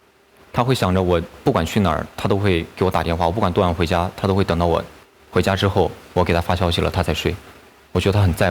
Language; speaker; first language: Chinese; native; Chinese